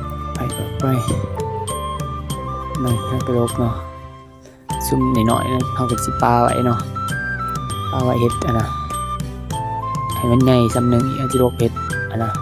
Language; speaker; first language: Thai; non-native, local second language; Northeastern Thai